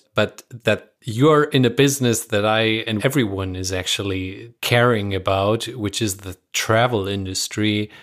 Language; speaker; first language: English; non-native, fluent; Persian